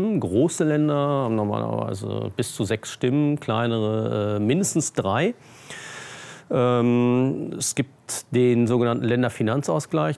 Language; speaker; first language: German; native; German